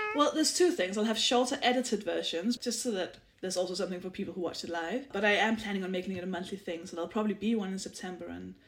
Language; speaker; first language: English; non-native, fluent; Danish